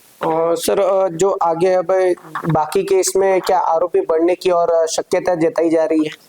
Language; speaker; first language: Hindi; non-native, local second language; Marathi